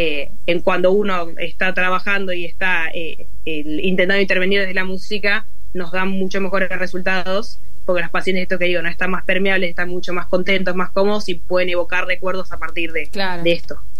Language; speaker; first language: Spanish; native; Spanish